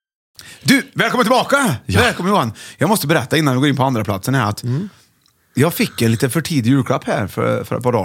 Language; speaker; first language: Swedish; native; Swedish